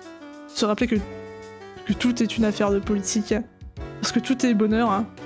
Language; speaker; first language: French; native; French